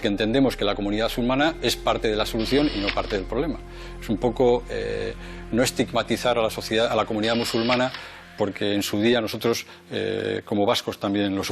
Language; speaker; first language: Spanish; native; Spanish